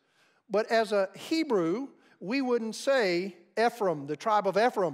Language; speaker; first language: English; native; English